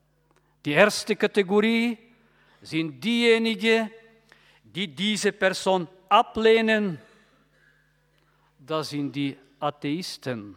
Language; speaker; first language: German; non-native, fluent; Bulgarian